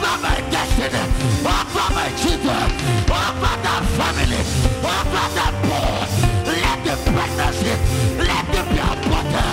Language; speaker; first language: English; native; English